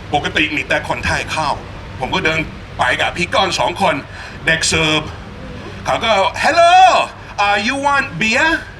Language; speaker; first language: Thai; non-native, fluent; English